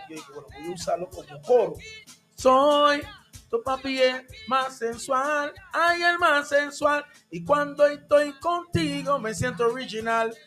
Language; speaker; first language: Spanish; non-native, local second language; English